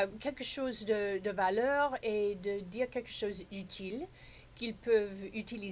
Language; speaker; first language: French; non-native, fluent; English